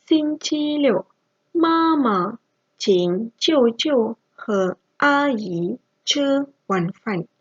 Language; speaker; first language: Chinese; non-native, local second language; Malay